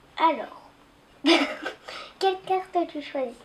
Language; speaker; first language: French; native; French